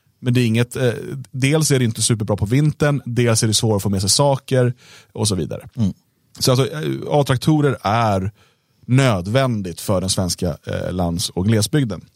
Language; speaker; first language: Swedish; native; Swedish